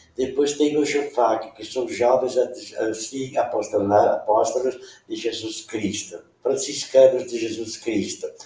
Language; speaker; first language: Portuguese; non-native, local second language; Venetian